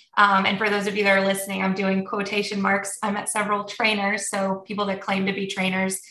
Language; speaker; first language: English; early bilingual, other home language; Polish